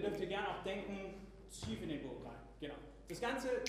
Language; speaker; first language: German; native; German